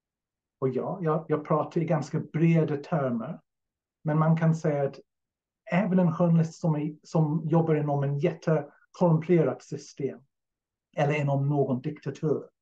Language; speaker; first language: Swedish; non-native, fluent; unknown